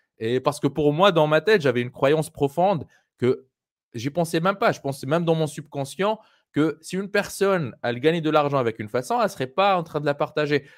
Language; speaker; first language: French; non-native, local second language; Arabic